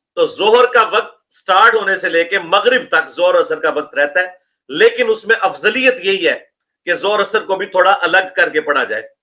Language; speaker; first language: Urdu; non-native, local second language; Punjabi